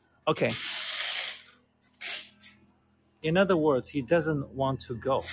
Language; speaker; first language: English; non-native, fluent; Chinese